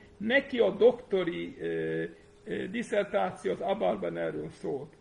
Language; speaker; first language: Hungarian; non-native, fluent; English